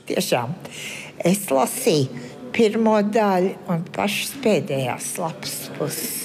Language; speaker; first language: Latvian; early bilingual, heritage; Latvian